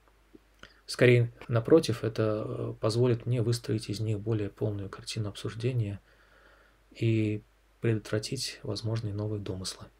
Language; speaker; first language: Russian; native; Russian